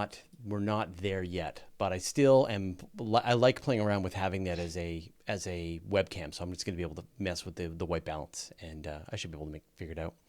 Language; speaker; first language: English; native; English